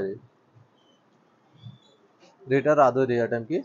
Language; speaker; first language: Telugu; non-native, local second language; Urdu